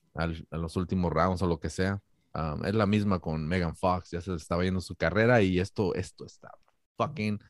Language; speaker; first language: Spanish; native; Spanish